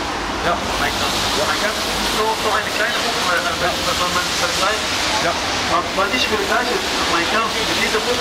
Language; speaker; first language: German; non-native, learner; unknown